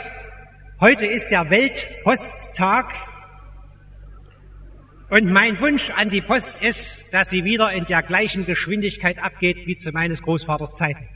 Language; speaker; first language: German; native; German